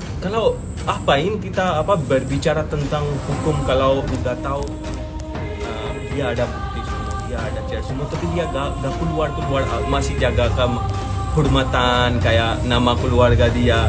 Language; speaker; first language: Indonesian; non-native, fluent; Hindi